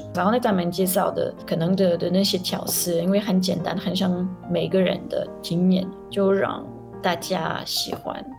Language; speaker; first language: Chinese; non-native, fluent; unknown